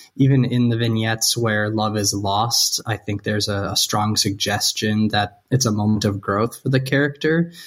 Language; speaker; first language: English; native; English